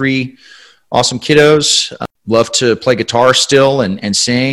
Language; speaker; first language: English; native; English